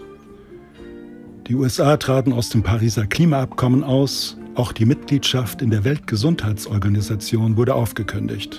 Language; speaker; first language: German; native; German